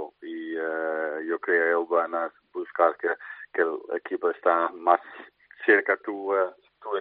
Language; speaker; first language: Spanish; non-native, fluent; Dutch